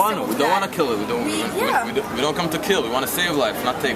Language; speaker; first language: English; non-native, fluent; Hebrew